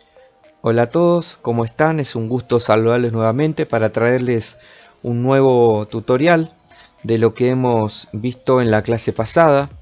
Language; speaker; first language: Spanish; native; Spanish